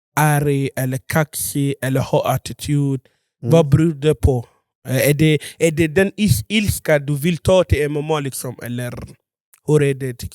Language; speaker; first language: Swedish; non-native, fluent; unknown